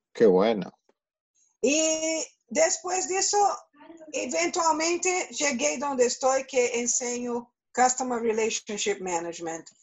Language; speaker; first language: Spanish; non-native, learner; Portuguese